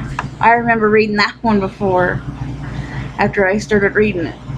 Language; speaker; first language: English; native; English